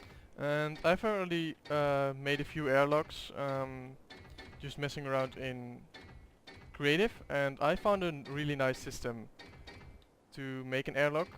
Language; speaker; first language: English; non-native, fluent; Dutch